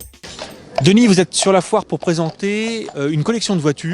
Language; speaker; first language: French; native; French